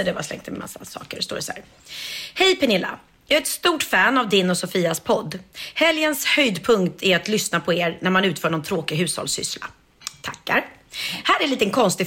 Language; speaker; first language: Swedish; native; Swedish